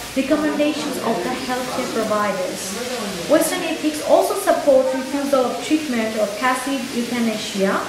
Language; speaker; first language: English; non-native, local second language; Bangla